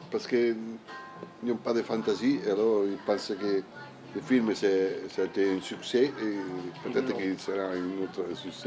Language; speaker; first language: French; non-native, learner; Italian